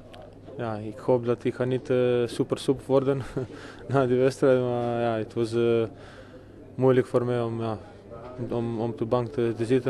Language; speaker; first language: Dutch; non-native, fluent; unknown